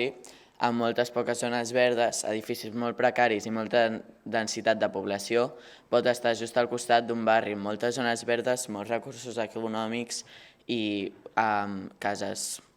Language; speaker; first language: Catalan; native; Catalan